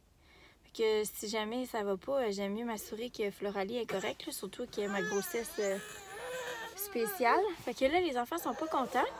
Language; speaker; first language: French; native; French